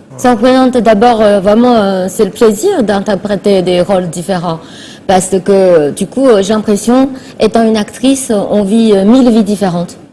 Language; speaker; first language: French; non-native, fluent; Chinese